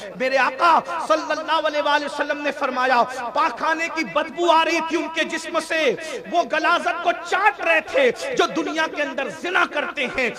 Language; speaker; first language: Urdu; native; Urdu